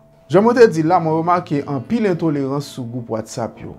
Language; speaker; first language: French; non-native, learner; Haitian Creole